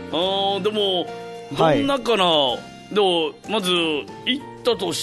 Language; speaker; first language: Japanese; native; Japanese